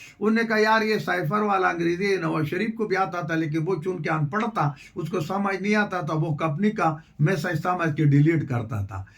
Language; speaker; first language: Urdu; non-native, local second language; Pashto